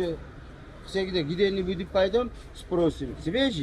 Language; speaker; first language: Russian; non-native, learner; Uzbek